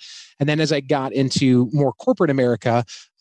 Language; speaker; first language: English; native; English